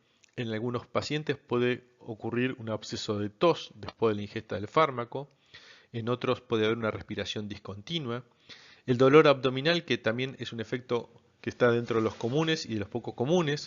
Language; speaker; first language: Spanish; native; Spanish